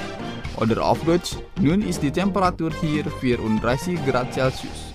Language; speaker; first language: German; non-native, fluent; Indonesian